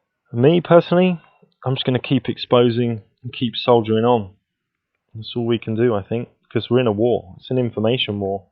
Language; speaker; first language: English; native; English